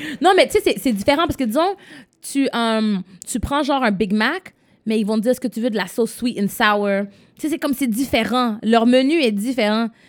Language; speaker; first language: French; non-native, local second language; English